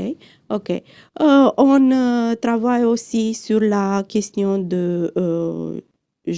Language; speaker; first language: French; non-native, fluent; Romanian